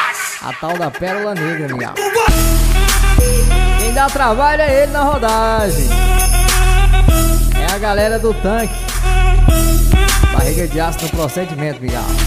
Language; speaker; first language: Portuguese; native; Portuguese